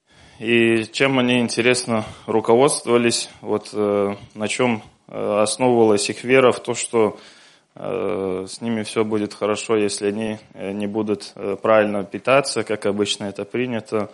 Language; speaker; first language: Russian; native; Russian